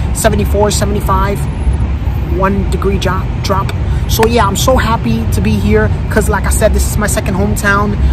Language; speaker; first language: English; native; English